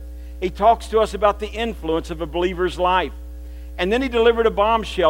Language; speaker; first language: English; native; English